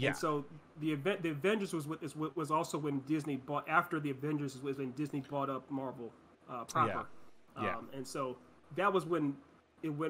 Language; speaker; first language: English; native; English